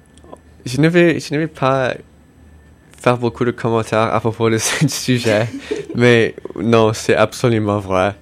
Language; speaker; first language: French; non-native, local second language; English